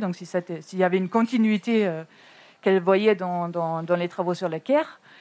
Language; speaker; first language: French; non-native, fluent; German